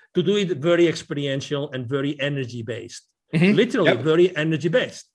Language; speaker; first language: English; non-native, fluent; Spanish